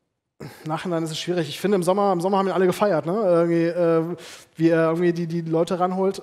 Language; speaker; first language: German; native; German